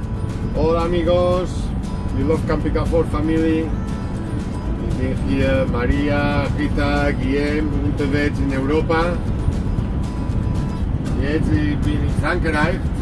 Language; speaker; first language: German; non-native, learner; Spanish